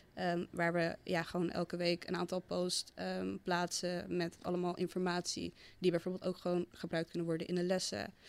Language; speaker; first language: Dutch; native; Dutch